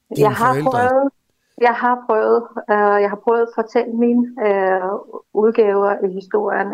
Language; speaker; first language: Danish; non-native, fluent; Russian